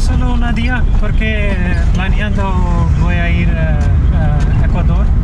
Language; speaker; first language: Spanish; non-native, learner; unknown